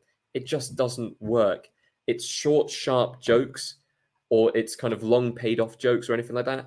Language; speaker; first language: English; native; English